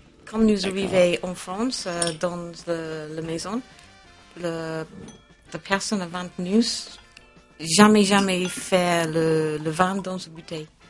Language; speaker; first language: French; non-native, learner; English